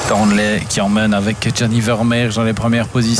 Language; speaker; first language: French; native; French